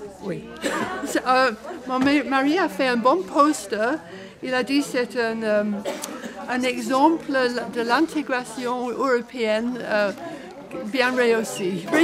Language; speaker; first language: French; non-native, fluent; English